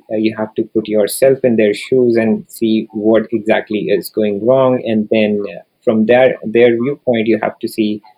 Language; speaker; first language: English; non-native, local second language; Hindi